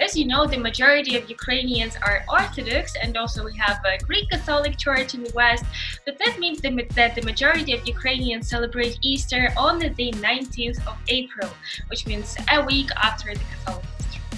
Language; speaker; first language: English; non-native, fluent; Ukrainian